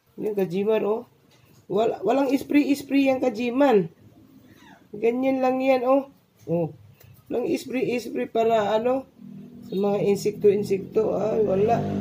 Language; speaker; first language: Filipino; non-native, local second language; Cebuano